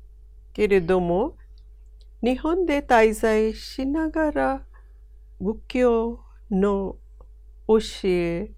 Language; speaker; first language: Japanese; non-native, fluent; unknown